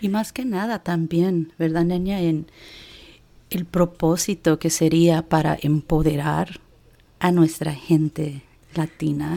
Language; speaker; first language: Spanish; early bilingual, heritage; Spanish